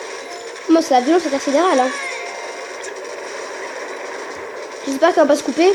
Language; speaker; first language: French; native; French